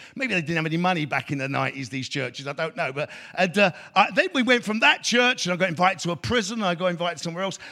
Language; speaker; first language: English; native; English